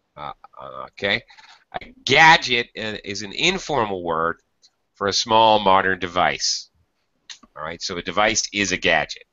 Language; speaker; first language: English; native; English